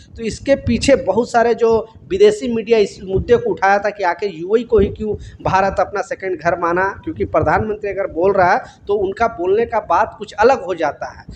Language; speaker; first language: Hindi; native; Hindi